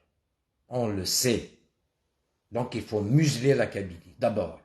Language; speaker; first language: French; non-native, local second language; Kabyle